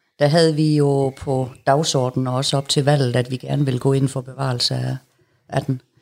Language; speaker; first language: Danish; native; Danish